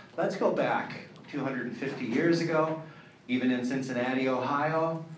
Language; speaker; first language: English; native; English